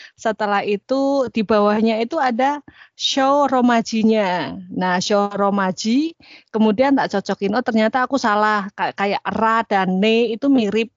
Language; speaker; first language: Indonesian; native; Indonesian